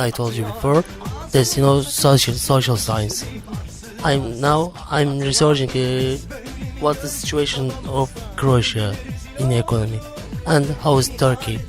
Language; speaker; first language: English; non-native, learner; Turkish